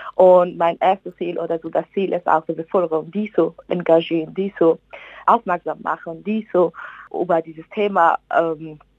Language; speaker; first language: German; non-native, fluent; Persian